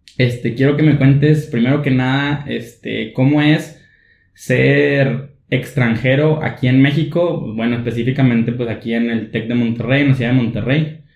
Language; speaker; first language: Spanish; native; Spanish